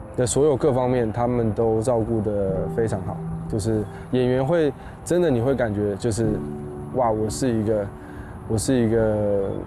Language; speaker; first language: Chinese; native; Chinese